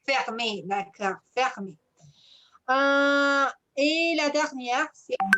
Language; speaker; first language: French; non-native, fluent; Spanish